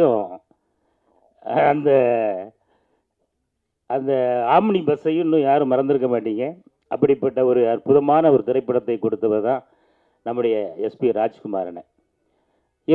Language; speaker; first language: Tamil; native; Tamil